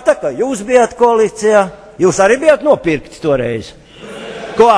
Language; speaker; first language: Latvian; native; Latvian